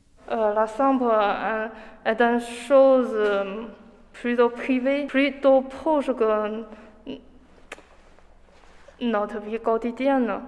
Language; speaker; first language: French; non-native, learner; Chinese